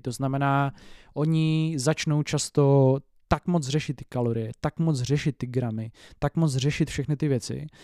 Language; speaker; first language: Czech; native; Czech